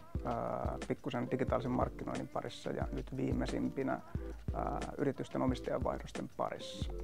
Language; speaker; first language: Finnish; native; Finnish